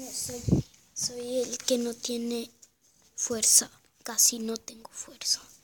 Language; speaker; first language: Spanish; non-native, learner; German